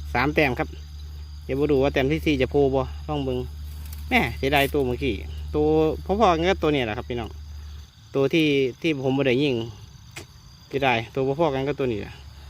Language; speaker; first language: Thai; native; Thai